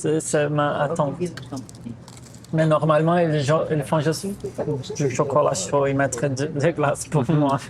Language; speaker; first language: French; non-native, fluent; Portuguese